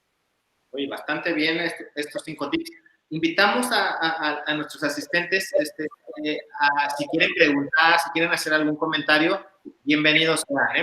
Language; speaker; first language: Spanish; native; Spanish